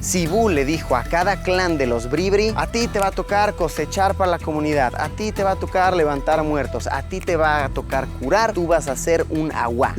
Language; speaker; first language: Spanish; native; Spanish